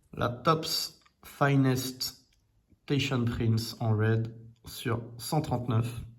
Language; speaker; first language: French; native; French